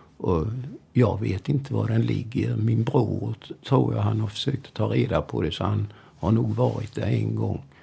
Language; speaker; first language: Swedish; early bilingual, other home language; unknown